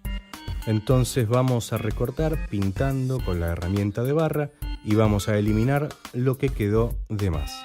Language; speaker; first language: Spanish; native; Spanish